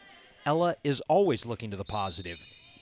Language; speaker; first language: English; native; English